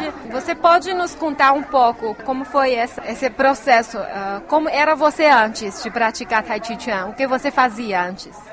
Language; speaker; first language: Portuguese; non-native, fluent; Chinese